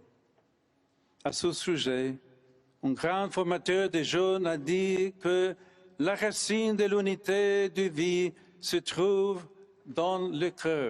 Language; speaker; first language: French; non-native, fluent; English